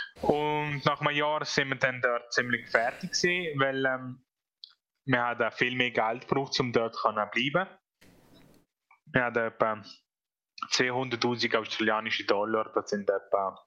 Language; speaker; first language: German; non-native, fluent; Italian